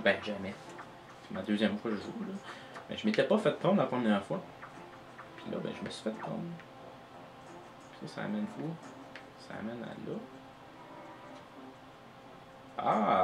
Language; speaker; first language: French; native; French